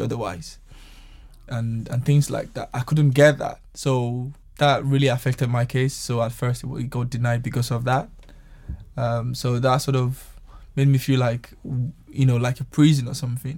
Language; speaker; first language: English; non-native, local second language; Yoruba